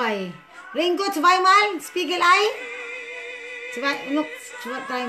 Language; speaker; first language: German; non-native, learner; Cebuano